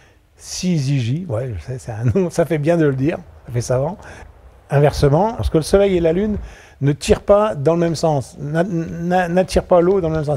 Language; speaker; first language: French; native; French